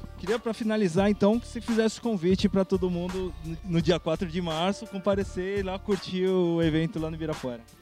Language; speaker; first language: Portuguese; native; Portuguese